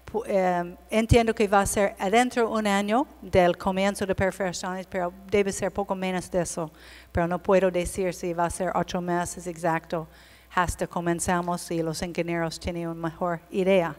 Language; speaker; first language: Spanish; non-native, learner; English